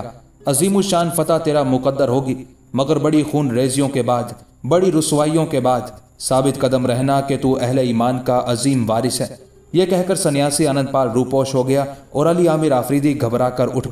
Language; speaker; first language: Urdu; native; Urdu